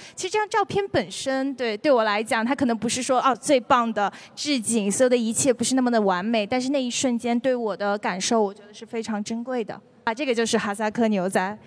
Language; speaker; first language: Chinese; native; Chinese